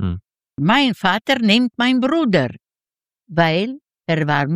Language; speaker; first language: German; non-native, learner; Yiddish